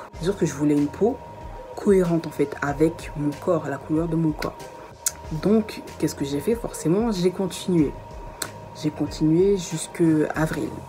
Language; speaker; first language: French; early bilingual, other home language; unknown